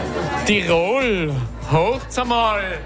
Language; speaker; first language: German; native; German